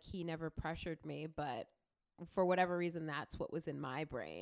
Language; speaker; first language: English; native; English